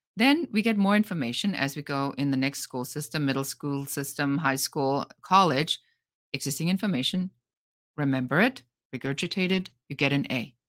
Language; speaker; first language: English; non-native, fluent; German